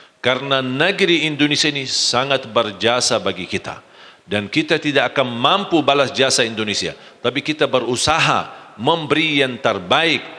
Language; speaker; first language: Malay; non-native, fluent; Arabic